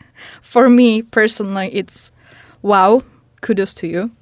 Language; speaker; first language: English; non-native, fluent; Polish